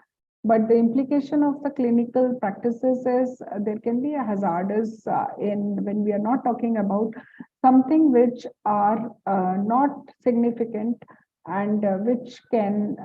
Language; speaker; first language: English; non-native, local second language; Hindi